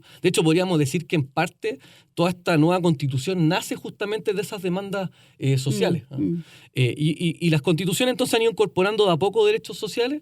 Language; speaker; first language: Spanish; native; Spanish